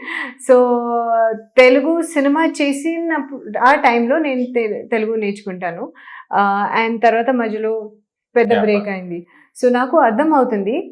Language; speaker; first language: Telugu; non-native, local second language; Hindi